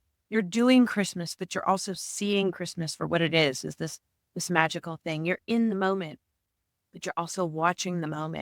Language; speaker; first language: English; native; English